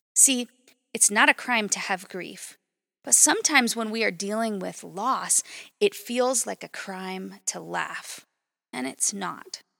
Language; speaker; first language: English; native; English